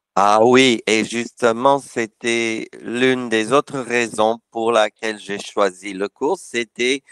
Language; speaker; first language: French; non-native, fluent; English